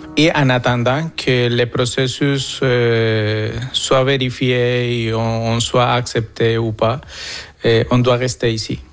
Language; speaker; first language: French; non-native, fluent; Spanish